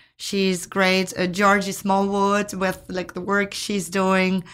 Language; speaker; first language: English; non-native, fluent; Ukrainian